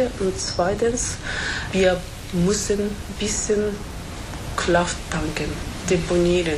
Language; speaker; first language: German; non-native, fluent; Japanese